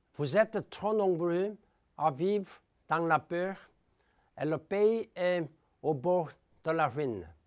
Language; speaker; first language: French; non-native, fluent; Korean